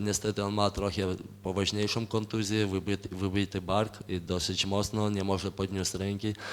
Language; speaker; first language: Polish; non-native, fluent; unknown